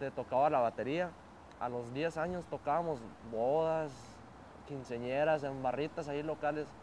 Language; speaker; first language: Spanish; early bilingual, heritage; Spanish